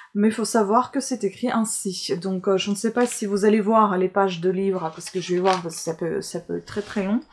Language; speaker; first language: French; non-native, fluent; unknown